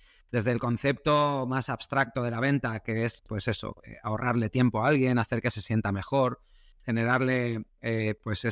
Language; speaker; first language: Spanish; native; Spanish